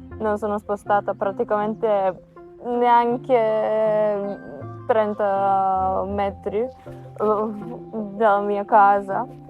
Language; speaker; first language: Italian; non-native, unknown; Macedonian